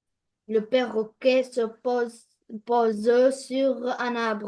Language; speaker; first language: French; non-native, learner; Arabic